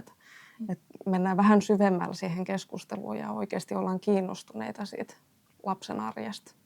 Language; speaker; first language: Finnish; native; Finnish